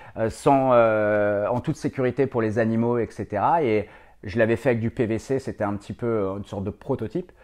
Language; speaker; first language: French; native; French